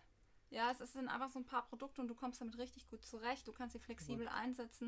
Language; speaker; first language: German; native; German